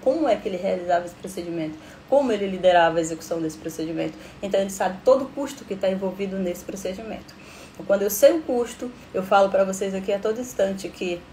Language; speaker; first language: Portuguese; native; Portuguese